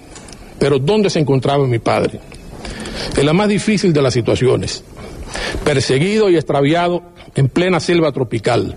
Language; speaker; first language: Spanish; native; Spanish